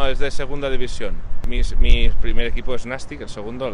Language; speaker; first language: Spanish; native; Spanish